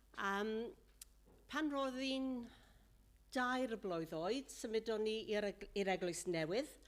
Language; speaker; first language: Welsh; non-native, local second language; English